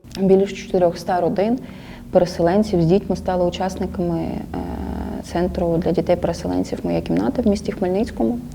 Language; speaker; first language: Ukrainian; native; Ukrainian